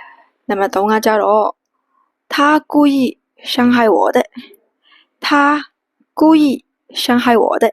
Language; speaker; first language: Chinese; non-native, fluent; Burmese